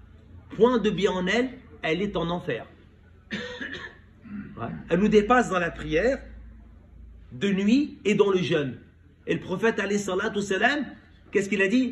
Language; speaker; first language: French; native; French